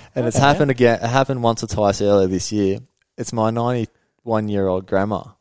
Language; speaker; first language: English; early bilingual, other home language; Swedish